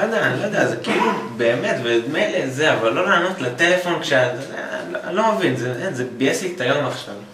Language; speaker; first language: Hebrew; native; Hebrew